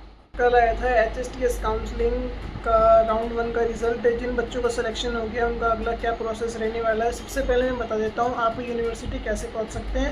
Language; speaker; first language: Hindi; native; Hindi